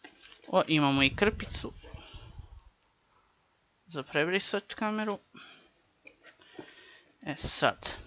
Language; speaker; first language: Croatian; native; Croatian